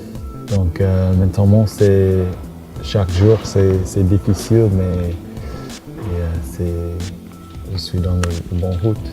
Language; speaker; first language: French; non-native, fluent; English